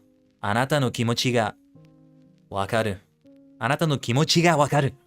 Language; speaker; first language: Japanese; non-native, learner; English